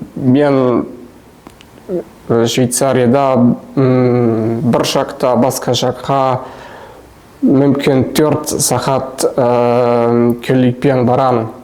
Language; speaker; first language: Kazakh; non-native, learner; Swiss German